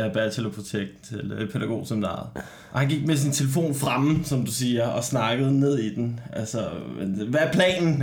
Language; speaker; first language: Danish; early bilingual, other home language; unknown